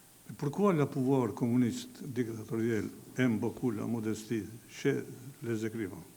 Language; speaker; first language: French; non-native, fluent; Albanian